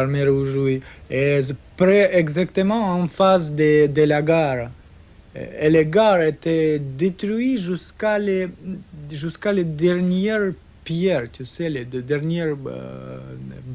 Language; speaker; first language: French; non-native, learner; Russian